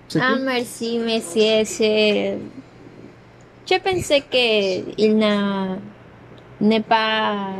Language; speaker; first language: French; non-native, learner; Spanish